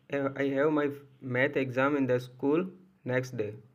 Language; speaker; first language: English; non-native, local second language; Hindi